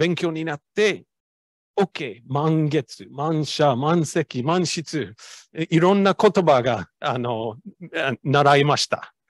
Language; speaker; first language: Japanese; non-native, learner; English